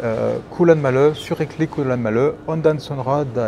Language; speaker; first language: Turkish; non-native, learner; French